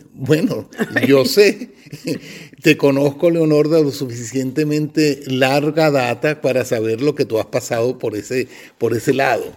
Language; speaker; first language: Spanish; native; Spanish